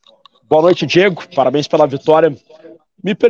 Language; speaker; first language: Portuguese; native; Portuguese